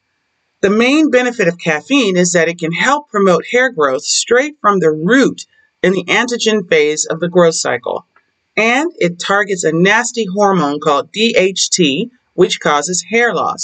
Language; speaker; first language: English; native; English